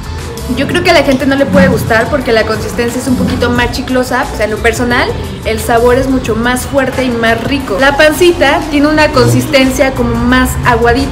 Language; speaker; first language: Spanish; native; Spanish